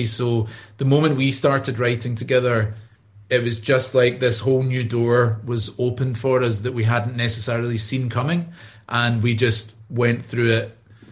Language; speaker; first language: English; native; English